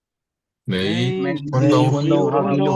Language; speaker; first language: Korean; non-native, learner; Burmese